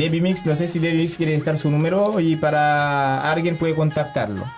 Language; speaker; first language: Spanish; non-native, learner; Haitian Creole